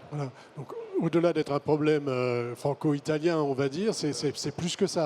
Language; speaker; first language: French; native; French